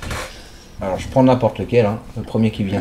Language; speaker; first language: French; native; French